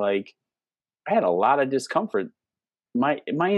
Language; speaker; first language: English; native; English